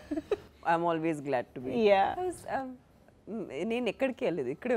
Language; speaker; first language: Telugu; non-native, fluent; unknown